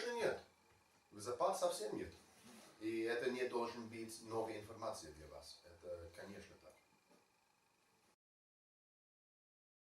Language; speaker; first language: Russian; non-native, learner; English